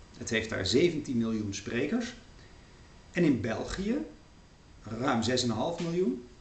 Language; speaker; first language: Dutch; native; Dutch